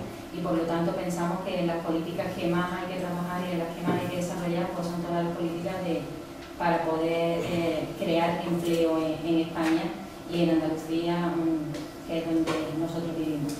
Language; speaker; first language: Spanish; native; Spanish